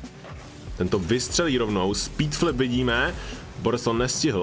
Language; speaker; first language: Czech; native; Czech